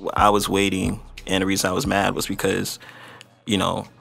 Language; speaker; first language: English; native; English